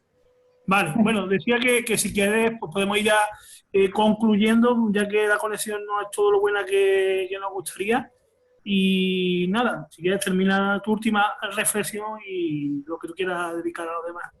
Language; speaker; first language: Spanish; native; Spanish